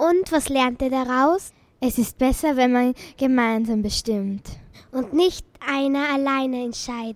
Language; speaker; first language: German; native; German